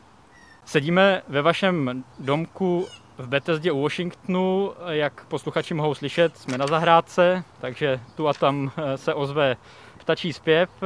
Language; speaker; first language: Czech; native; Czech